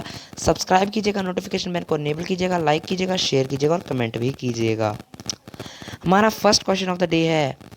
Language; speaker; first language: Hindi; native; Hindi